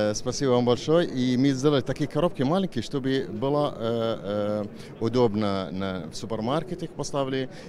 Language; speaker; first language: Russian; non-native, fluent; Arabic